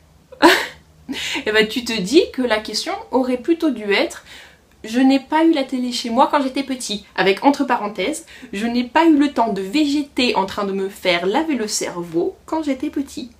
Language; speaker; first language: French; native; French